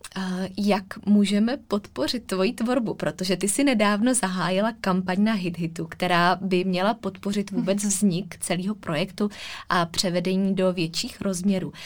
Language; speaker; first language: Czech; native; Czech